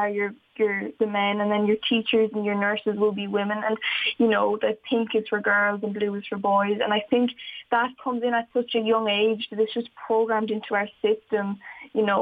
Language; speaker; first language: English; native; English